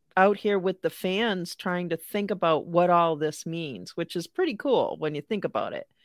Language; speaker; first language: English; native; English